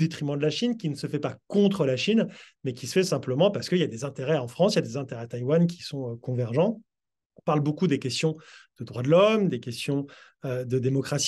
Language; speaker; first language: French; native; French